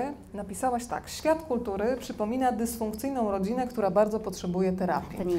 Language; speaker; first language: Polish; native; Polish